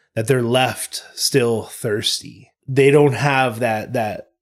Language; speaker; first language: English; native; English